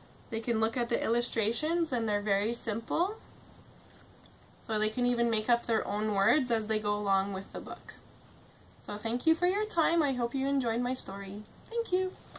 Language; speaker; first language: English; native; English